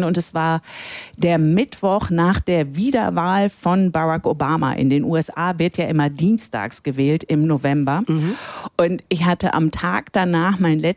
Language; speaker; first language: German; native; German